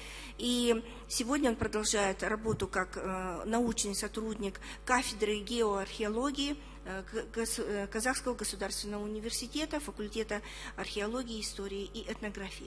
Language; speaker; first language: Russian; native; Russian